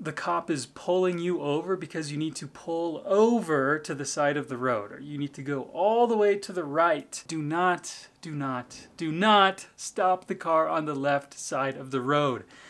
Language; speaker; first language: English; native; English